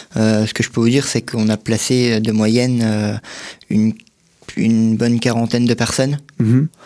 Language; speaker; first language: French; native; French